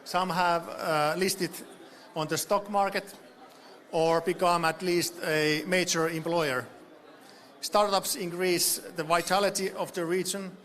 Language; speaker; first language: English; non-native, fluent; Finnish